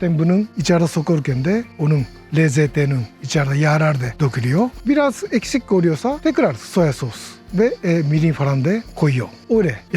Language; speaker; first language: Turkish; non-native, learner; Japanese